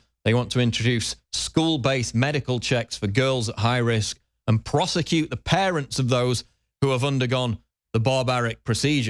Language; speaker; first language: English; native; English